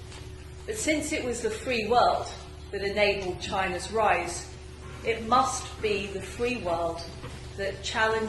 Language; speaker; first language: English; native; English